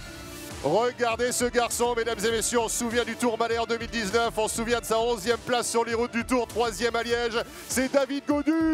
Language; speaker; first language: French; native; French